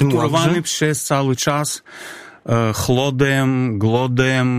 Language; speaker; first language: Polish; non-native, fluent; Belarusian